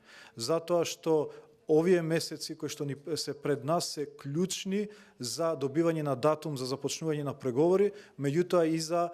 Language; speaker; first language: Macedonian; non-native, local second language; Albanian